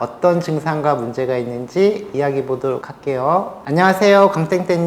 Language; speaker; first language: Korean; native; Korean